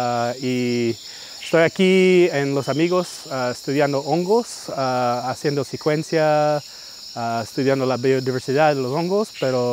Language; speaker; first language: Spanish; early bilingual, heritage; English